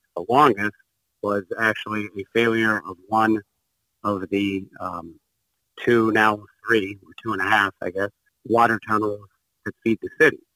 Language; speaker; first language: English; native; English